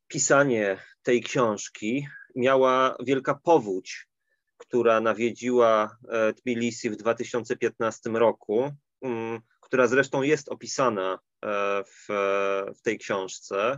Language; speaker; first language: Polish; native; Polish